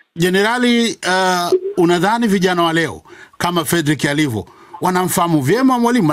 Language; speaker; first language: Swahili; native; Swahili